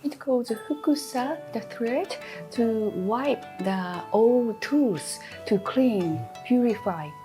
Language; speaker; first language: English; non-native, fluent; Japanese